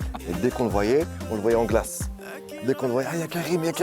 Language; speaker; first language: French; native; French